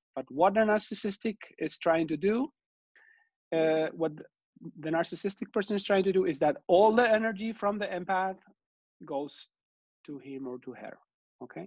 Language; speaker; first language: English; non-native, fluent; Spanish